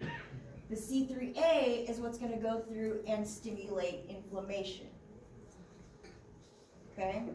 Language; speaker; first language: English; native; English